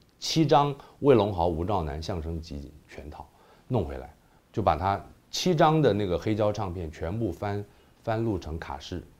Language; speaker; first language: Chinese; native; Chinese